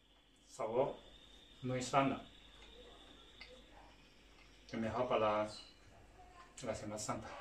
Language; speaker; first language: Spanish; non-native, learner; Chinese